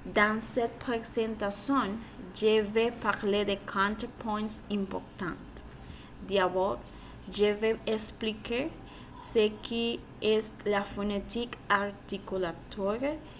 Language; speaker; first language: French; non-native, learner; Spanish